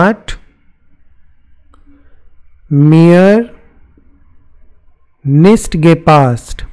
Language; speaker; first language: German; non-native, fluent; Hindi